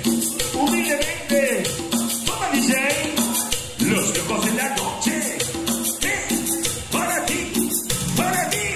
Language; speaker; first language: Spanish; native; Spanish